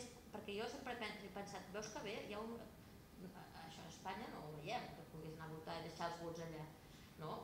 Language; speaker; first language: Catalan; native; Catalan